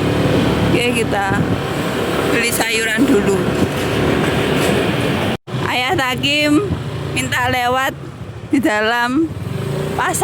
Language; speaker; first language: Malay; non-native, local second language; Javanese